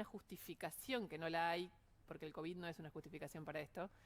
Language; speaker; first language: Spanish; native; Spanish